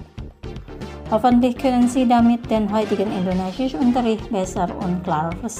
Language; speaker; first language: German; non-native, fluent; Indonesian